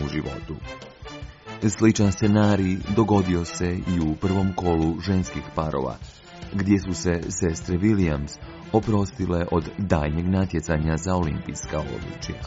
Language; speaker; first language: Croatian; native; Croatian